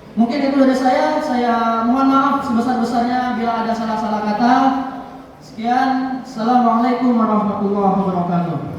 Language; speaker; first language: Indonesian; native; Indonesian